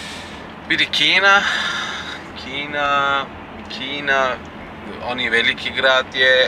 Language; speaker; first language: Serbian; non-native, learner; Turkish